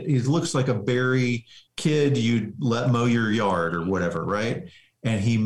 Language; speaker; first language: English; native; English